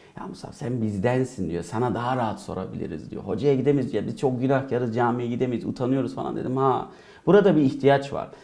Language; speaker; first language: Turkish; early bilingual, heritage; Turkish